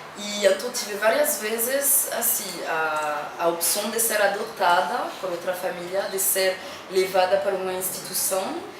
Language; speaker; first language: Portuguese; non-native, fluent; French